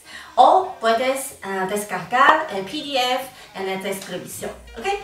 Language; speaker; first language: Spanish; non-native, fluent; Chinese